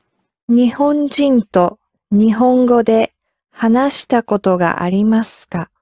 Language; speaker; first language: Japanese; non-native, learner; English